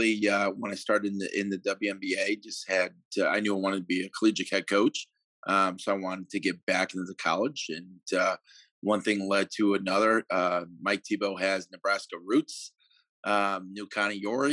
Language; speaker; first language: English; native; English